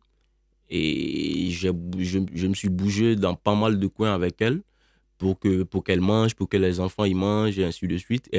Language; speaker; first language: French; non-native, local second language; Bambara